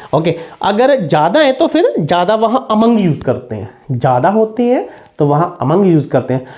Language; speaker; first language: Hindi; native; Hindi